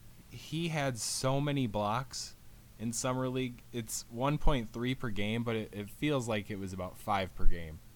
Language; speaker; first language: English; native; English